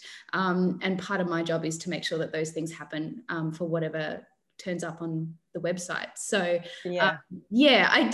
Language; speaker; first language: English; native; English